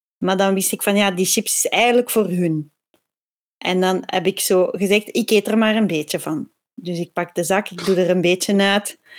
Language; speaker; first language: Dutch; native; Dutch